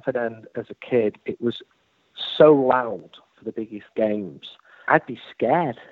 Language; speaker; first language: English; native; English